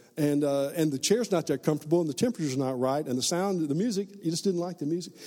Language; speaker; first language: English; native; English